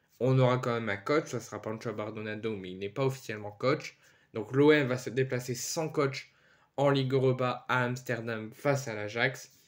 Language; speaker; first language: French; native; French